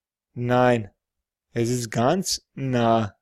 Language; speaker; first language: German; non-native, fluent; Serbian